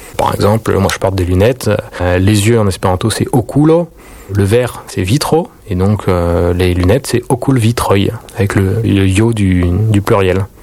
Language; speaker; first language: French; native; French